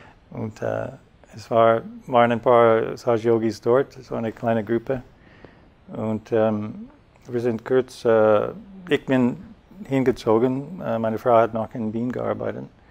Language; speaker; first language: German; non-native, fluent; English